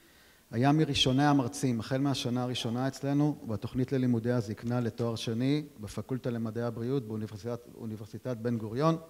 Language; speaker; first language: Hebrew; native; Hebrew